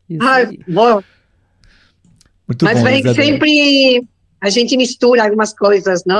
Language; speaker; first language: Portuguese; non-native, learner; Spanish